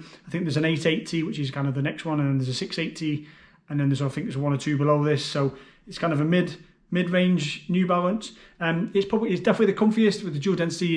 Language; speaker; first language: English; native; English